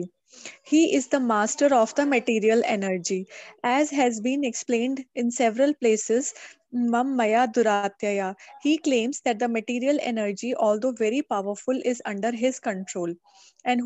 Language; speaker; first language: English; non-native, local second language; Hindi